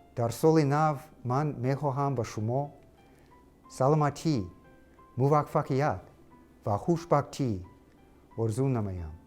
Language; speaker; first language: Tajik; non-native, learner; English